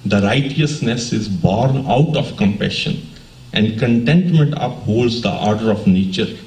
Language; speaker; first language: English; non-native, local second language; Punjabi